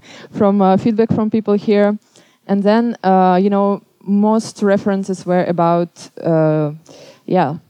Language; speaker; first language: English; non-native, fluent; Belarusian